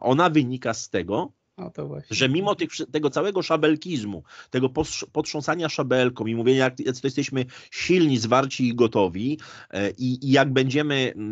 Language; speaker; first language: Polish; native; Polish